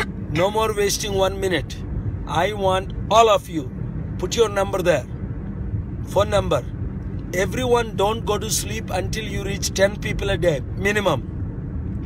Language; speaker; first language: English; non-native, local second language; Telugu